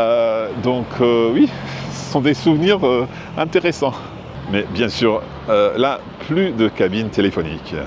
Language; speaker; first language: French; non-native, fluent; English